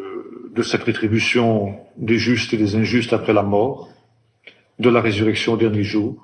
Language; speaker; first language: French; native; French